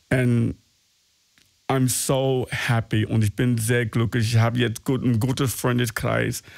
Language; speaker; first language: German; non-native, fluent; English